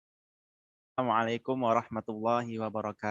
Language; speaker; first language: Indonesian; native; Indonesian